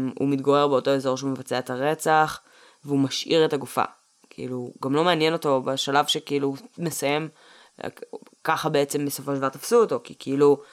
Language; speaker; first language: Hebrew; early bilingual, other home language; Russian